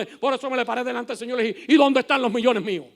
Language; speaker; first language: Spanish; native; Spanish